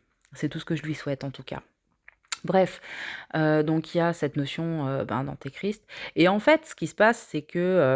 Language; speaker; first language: French; native; French